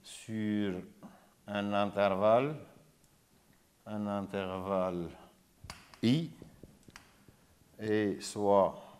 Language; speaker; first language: French; non-native, local second language; Arabic